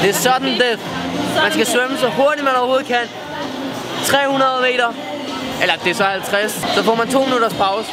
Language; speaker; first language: Danish; native; Danish